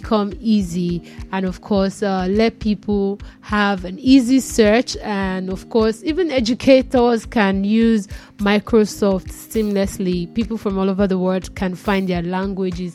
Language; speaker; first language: English; non-native, local second language; Yoruba